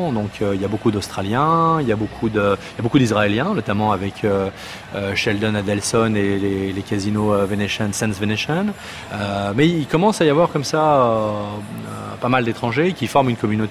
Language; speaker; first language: French; native; French